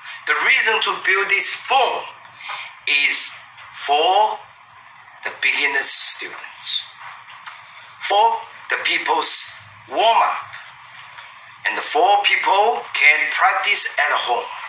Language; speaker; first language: English; non-native, fluent; Chinese